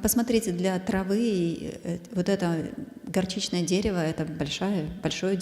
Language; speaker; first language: Russian; native; Russian